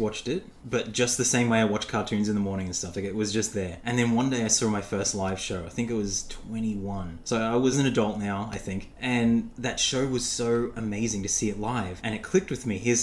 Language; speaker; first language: English; native; English